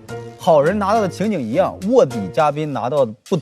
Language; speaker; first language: Chinese; native; Chinese